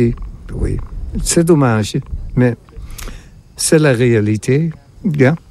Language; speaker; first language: French; non-native, fluent; Dutch